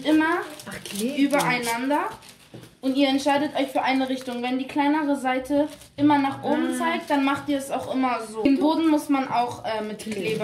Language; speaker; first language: German; early bilingual, other home language; Aramaic